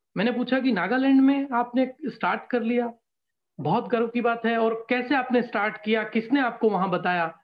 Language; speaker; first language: Hindi; native; Hindi